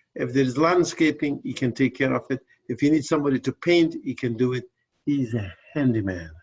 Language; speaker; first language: English; non-native, fluent; Persian